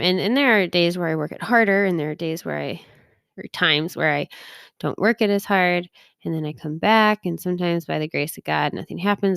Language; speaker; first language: English; native; English